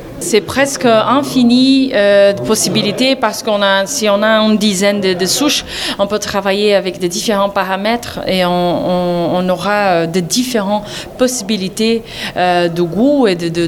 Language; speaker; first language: French; non-native, learner; Portuguese